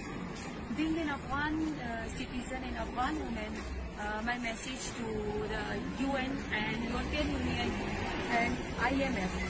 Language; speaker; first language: English; non-native, learner; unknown